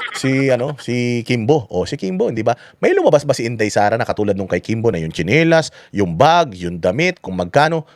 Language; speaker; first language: Filipino; non-native, local second language; Iloko